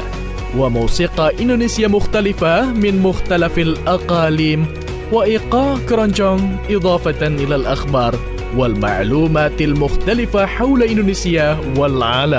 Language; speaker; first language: Arabic; non-native, fluent; Indonesian